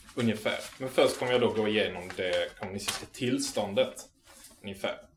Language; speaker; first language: Swedish; native; Swedish